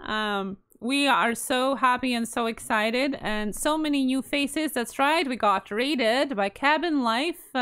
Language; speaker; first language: English; non-native, fluent; Latvian